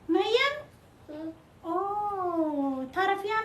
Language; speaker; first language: Arabic; non-native, fluent; Amharic